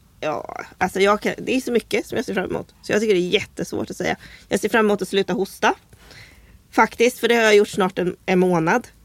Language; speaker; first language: Swedish; native; Swedish